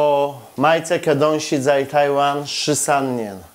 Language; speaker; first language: Chinese; non-native, learner; Polish